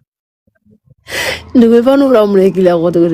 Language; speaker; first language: French; non-native, local second language; Mandingo